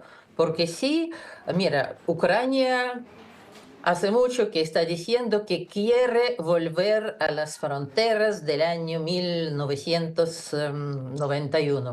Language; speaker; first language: Spanish; non-native, fluent; Russian